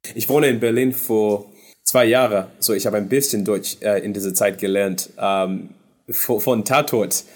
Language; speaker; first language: German; non-native, learner; English